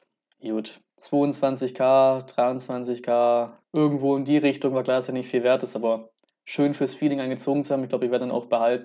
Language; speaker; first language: German; native; German